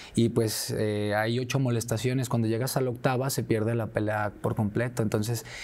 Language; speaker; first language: Spanish; native; Spanish